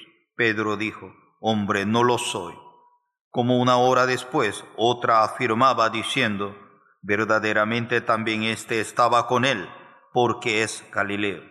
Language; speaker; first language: Spanish; non-native, fluent; Korean